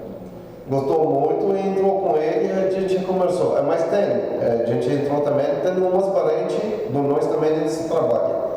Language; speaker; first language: Portuguese; non-native, learner; Arabic